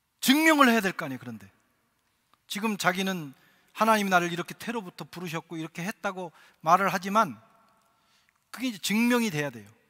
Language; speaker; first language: Korean; native; Korean